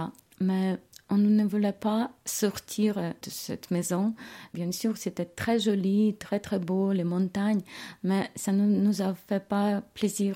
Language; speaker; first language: French; non-native, learner; Ukrainian